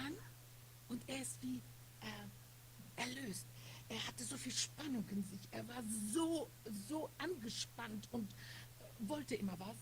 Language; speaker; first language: German; non-native, fluent; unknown